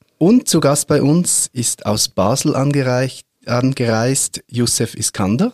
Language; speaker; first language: German; native; German